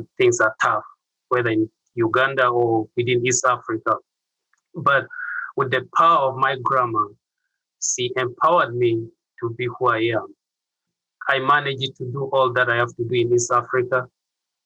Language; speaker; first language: English; non-native, local second language; Acoli